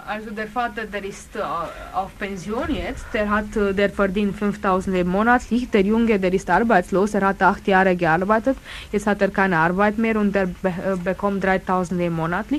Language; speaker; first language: German; non-native, fluent; Romanian